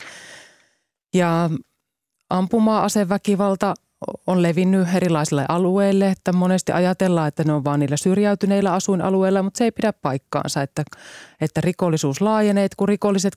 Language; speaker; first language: Finnish; native; Finnish